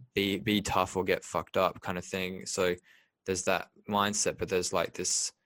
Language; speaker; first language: English; native; English